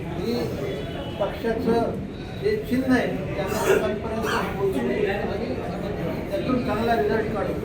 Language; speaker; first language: Marathi; native; Marathi